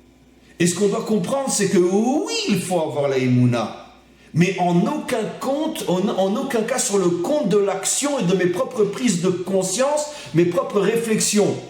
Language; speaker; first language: French; native; French